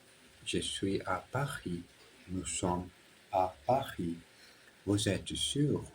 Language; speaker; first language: French; non-native, learner; Portuguese